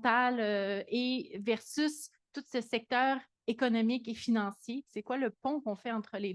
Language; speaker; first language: French; native; French